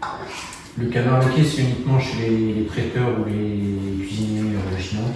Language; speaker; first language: French; native; French